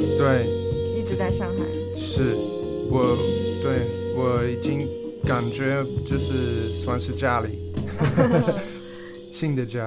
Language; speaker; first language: Chinese; non-native, fluent; English